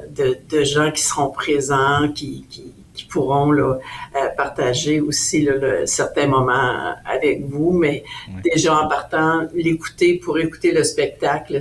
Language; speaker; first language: French; native; French